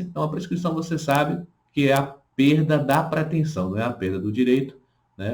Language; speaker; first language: Portuguese; native; Portuguese